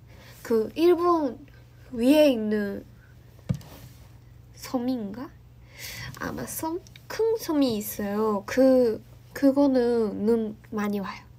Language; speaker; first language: Korean; non-native, learner; Japanese